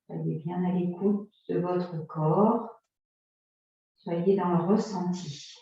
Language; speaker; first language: French; native; French